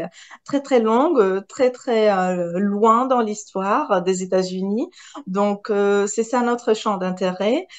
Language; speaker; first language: French; non-native, local second language; Arabic